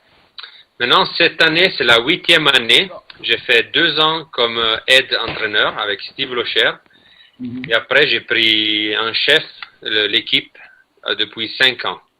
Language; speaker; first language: French; non-native, fluent; Italian